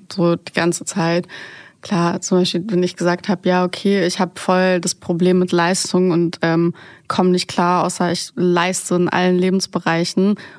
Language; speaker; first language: German; early bilingual, other home language; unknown